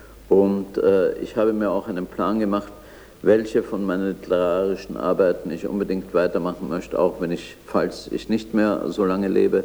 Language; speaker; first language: German; native; German